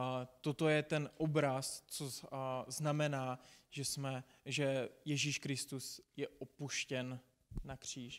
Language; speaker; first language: Czech; non-native, fluent; English